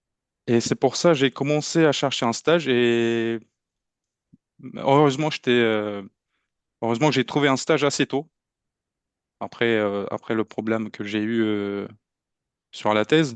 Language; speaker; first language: French; non-native, fluent; Turkish